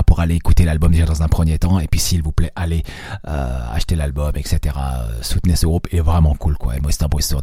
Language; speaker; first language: French; native; French